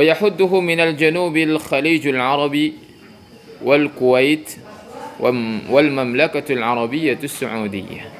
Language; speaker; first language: Arabic; non-native, fluent; Sundanese